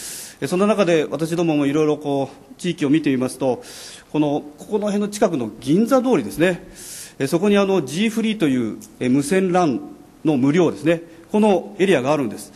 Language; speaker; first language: Japanese; native; Japanese